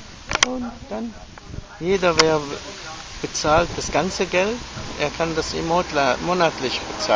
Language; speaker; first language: German; non-native, learner; Arabic